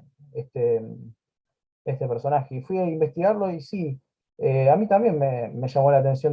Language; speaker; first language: Spanish; native; Spanish